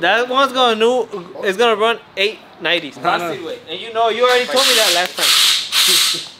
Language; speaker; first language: English; early bilingual, other home language; Spanish